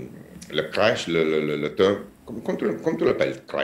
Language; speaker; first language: French; non-native, learner; Italian